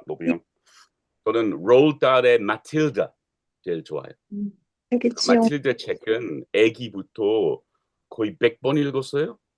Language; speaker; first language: Korean; non-native, learner; English